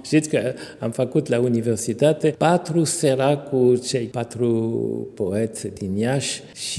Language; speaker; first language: Romanian; non-native, fluent; French